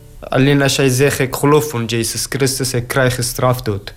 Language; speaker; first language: Dutch; non-native, learner; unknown